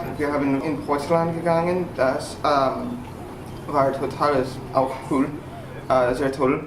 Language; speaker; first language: German; non-native, learner; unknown